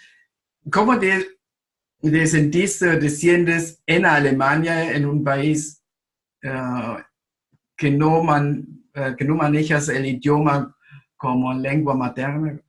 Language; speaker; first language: Spanish; non-native, fluent; German